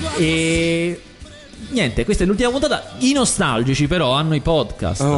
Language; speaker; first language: Italian; native; Italian